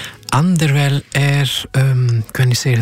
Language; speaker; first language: Icelandic; non-native, fluent; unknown